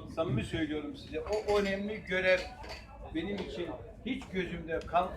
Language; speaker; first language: Turkish; native; Turkish